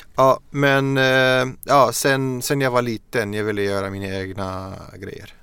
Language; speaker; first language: Swedish; non-native, fluent; Arabic